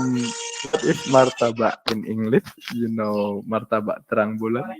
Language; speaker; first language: English; non-native, learner; Indonesian